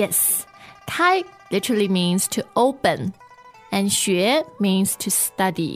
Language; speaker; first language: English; non-native, fluent; Chinese